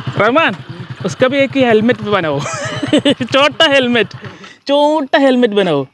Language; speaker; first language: Hindi; non-native, local second language; Malayalam